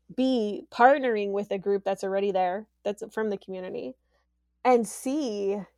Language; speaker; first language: English; native; English